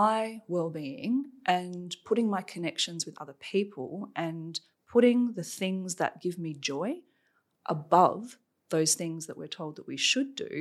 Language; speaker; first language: English; native; English